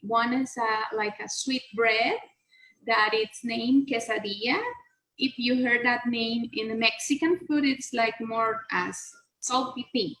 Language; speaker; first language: English; non-native, learner; Spanish